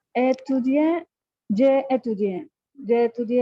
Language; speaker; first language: French; non-native, learner; Spanish